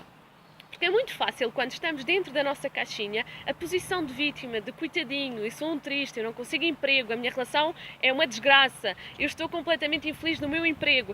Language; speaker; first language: Portuguese; native; Portuguese